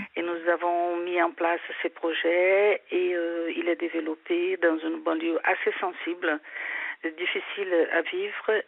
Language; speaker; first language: French; non-native, fluent; Portuguese